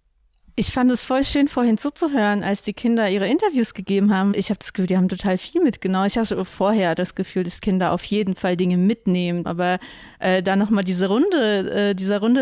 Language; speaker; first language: German; native; German